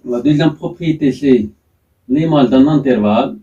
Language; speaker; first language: French; non-native, local second language; Arabic